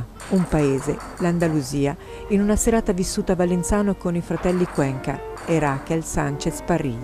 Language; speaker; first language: Italian; native; Italian